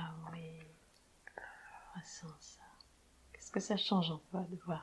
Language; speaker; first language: French; native; French